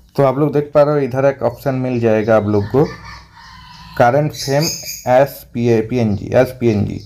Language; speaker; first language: Hindi; non-native, local second language; Bangla